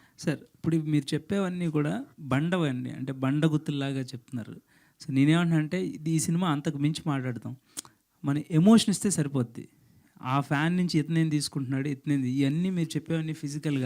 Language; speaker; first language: Telugu; native; Telugu